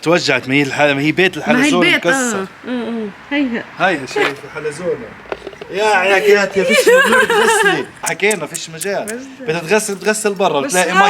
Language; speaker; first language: Arabic; native; Arabic